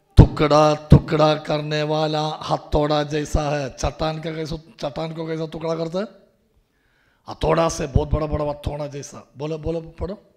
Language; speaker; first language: Hindi; non-native, local second language; Malayalam